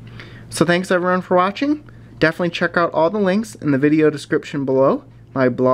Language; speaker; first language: English; native; English